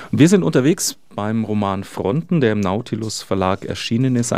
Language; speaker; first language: German; native; German